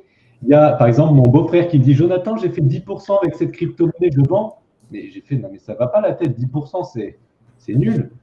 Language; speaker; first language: French; native; French